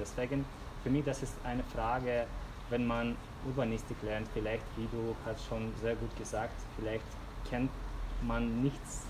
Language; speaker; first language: German; non-native, fluent; Russian